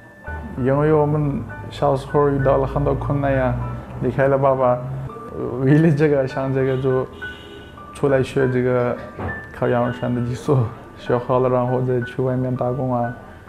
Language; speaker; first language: Chinese; non-native, local second language; Uyghur